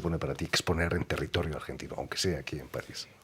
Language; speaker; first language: Spanish; native; Spanish